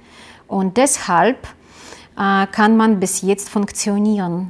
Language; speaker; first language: German; non-native, learner; Russian